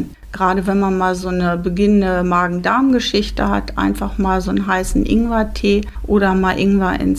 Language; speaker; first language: German; native; German